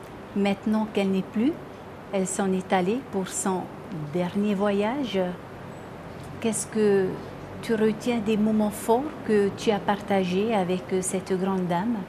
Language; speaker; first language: French; native; French